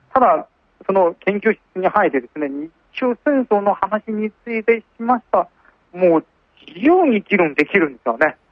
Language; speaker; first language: Japanese; non-native, fluent; Chinese